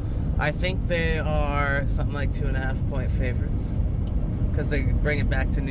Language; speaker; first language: English; native; English